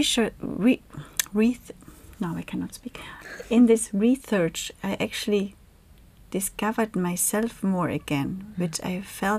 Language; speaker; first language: English; non-native, fluent; German